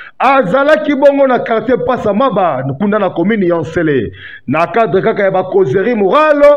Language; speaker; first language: Lingala; native; Lingala